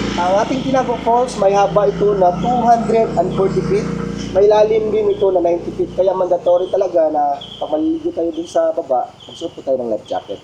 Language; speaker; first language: Filipino; non-native, local second language; Cebuano